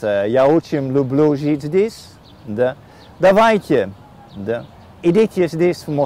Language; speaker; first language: Russian; non-native, learner; Dutch